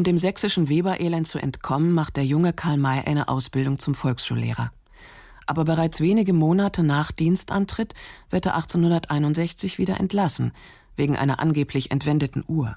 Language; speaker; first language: German; native; German